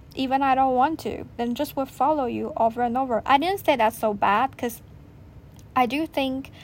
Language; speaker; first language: English; non-native, fluent; Chinese